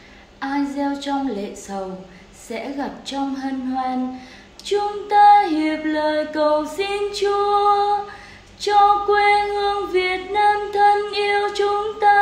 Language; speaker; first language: Vietnamese; native; Vietnamese